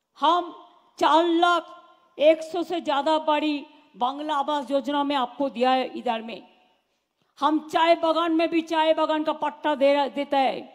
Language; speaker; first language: Hindi; non-native, local second language; Bangla